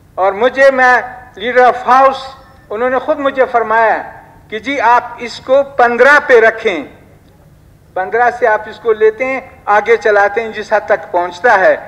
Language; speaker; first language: Urdu; non-native, local second language; Pashto